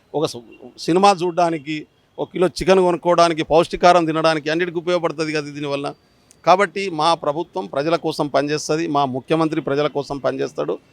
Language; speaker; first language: Telugu; non-native, local second language; Lambadi